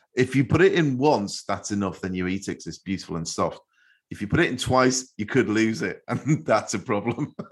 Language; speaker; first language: English; native; English